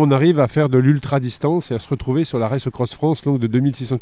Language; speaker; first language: French; native; French